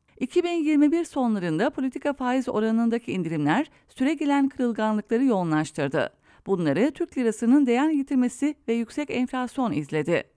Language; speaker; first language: Turkish; native; Turkish